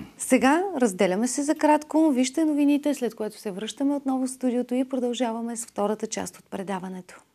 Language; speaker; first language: Bulgarian; native; Bulgarian